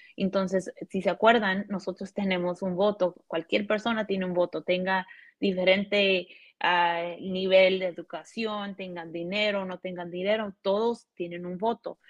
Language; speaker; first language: Spanish; early bilingual, heritage; Spanish